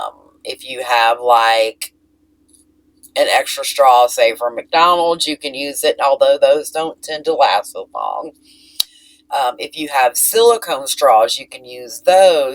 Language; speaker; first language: English; native; English